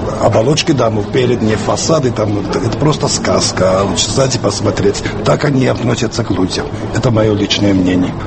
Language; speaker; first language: Russian; non-native, local second language; Georgian